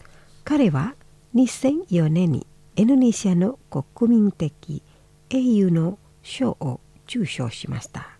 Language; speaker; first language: Japanese; non-native, fluent; Indonesian